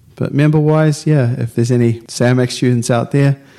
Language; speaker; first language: English; native; English